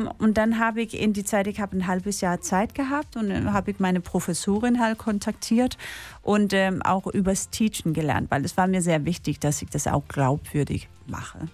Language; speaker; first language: German; non-native, fluent; English